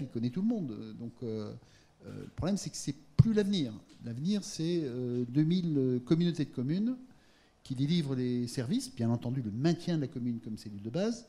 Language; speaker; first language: French; native; French